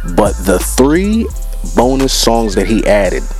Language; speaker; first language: English; native; English